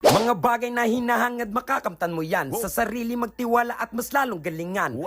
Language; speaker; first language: Filipino; non-native, local second language; Chavacano